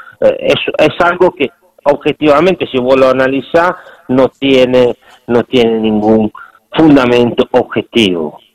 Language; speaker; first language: Spanish; non-native, fluent; Italian